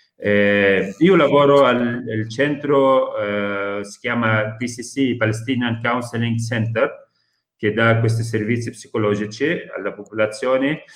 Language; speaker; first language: Italian; non-native, fluent; Arabic